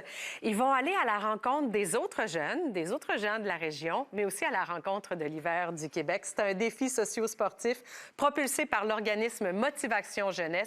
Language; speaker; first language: French; native; French